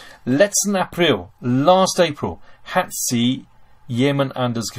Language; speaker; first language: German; non-native, fluent; English